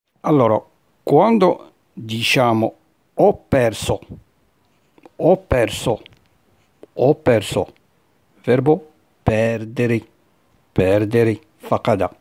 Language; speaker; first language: Italian; non-native, fluent; Arabic